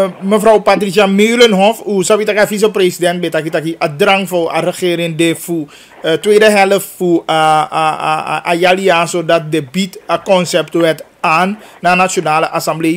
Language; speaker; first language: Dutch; non-native, local second language; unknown